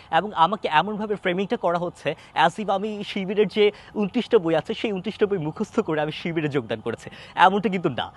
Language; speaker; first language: Bangla; non-native, local second language; Chakma